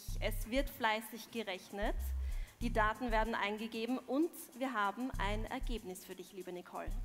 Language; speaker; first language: German; native; German